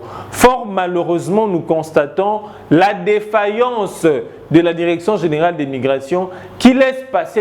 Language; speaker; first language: French; non-native, local second language; Lingala